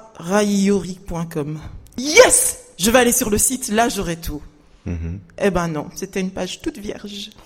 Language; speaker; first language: French; native; French